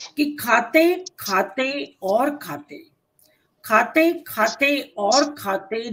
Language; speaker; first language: Hindi; native; Hindi